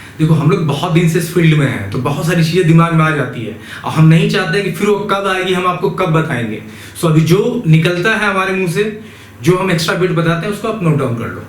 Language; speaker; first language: Hindi; native; Hindi